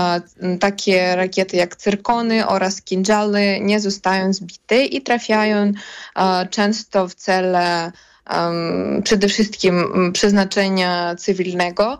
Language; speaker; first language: Polish; non-native, fluent; Ukrainian